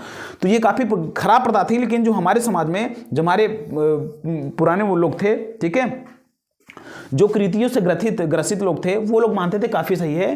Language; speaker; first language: Hindi; native; Hindi